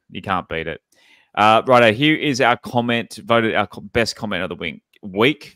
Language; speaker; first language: English; native; English